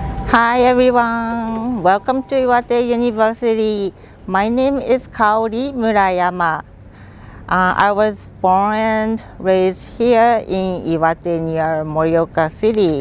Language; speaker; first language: English; non-native, fluent; Japanese